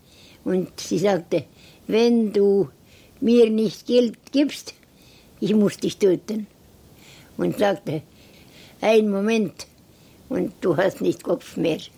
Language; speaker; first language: German; non-native, learner; Estonian